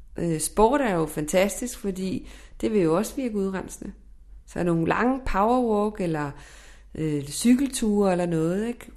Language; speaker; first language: Danish; native; Danish